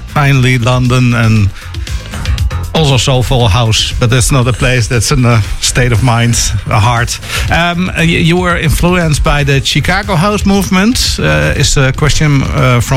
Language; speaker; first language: English; non-native, fluent; Dutch